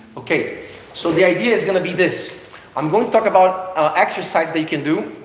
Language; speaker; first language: English; non-native, fluent; Portuguese